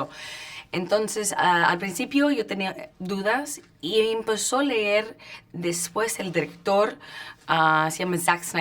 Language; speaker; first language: Spanish; non-native, learner; English